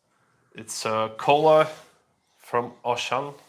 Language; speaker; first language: English; non-native, learner; Russian